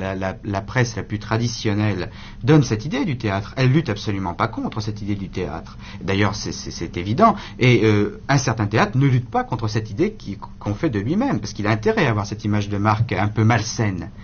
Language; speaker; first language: French; native; French